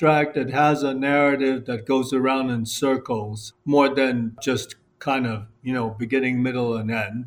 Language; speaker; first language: English; non-native, local second language; Cantonese